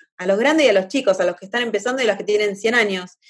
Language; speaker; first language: Spanish; native; Spanish